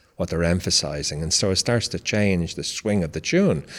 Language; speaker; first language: English; native; English